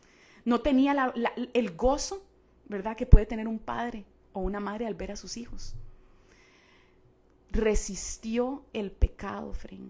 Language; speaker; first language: Spanish; native; Spanish